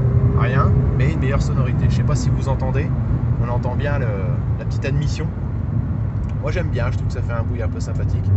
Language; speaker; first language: French; native; French